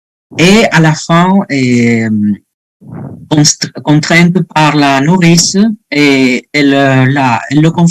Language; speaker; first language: French; non-native, fluent; Spanish